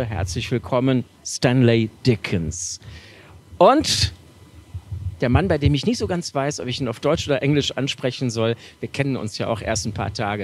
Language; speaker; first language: German; native; German